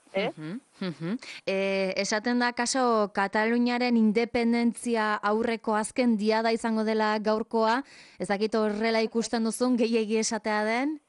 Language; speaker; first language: Basque; native; Basque